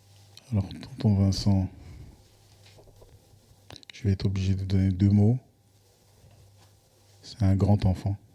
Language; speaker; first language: French; native; French